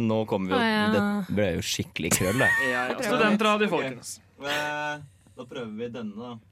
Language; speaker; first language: Norwegian; native; Norwegian